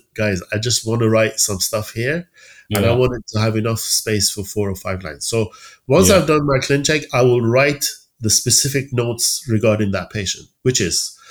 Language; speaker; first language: English; early bilingual, other home language; Persian